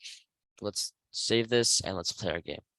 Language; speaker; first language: English; native; English